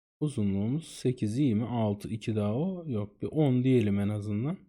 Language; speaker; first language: Turkish; native; Turkish